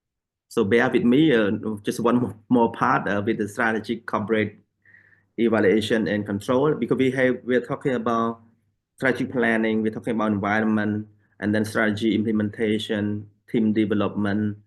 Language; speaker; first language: English; non-native, fluent; Thai